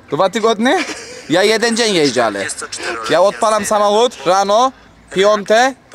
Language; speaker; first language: Polish; non-native, learner; Turkish